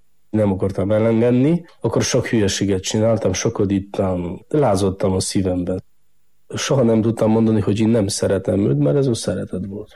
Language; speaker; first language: Hungarian; non-native, fluent; Polish